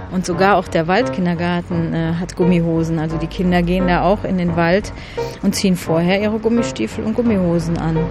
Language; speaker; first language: German; native; German